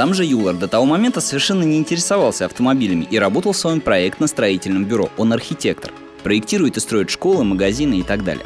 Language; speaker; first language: Russian; native; Russian